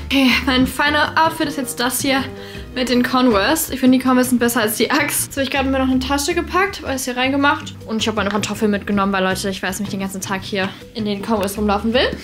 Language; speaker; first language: German; native; German